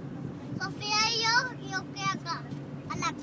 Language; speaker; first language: Spanish; early bilingual, heritage; Spanish